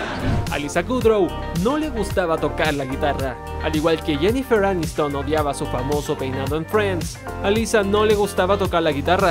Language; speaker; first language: Spanish; native; Spanish